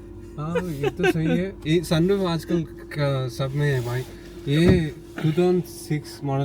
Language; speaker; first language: Hindi; non-native, local second language; Telugu